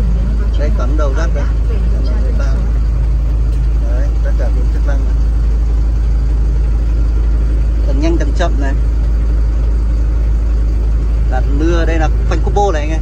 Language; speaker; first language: Vietnamese; native; Vietnamese